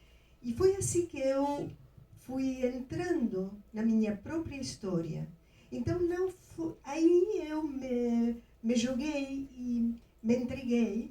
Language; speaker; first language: Portuguese; non-native, fluent; Spanish